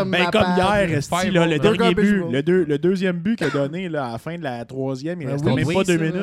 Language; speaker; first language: French; native; French